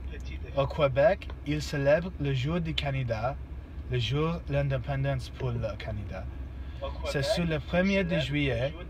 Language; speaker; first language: French; non-native, learner; English